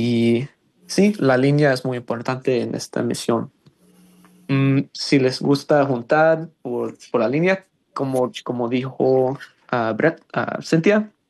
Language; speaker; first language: Spanish; non-native, learner; English